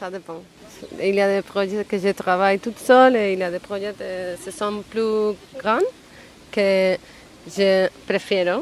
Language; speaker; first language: French; non-native, learner; Spanish